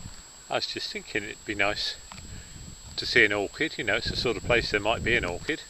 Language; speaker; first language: English; native; English